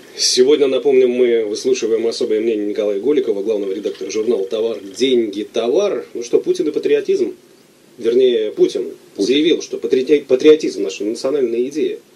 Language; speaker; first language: Russian; native; Russian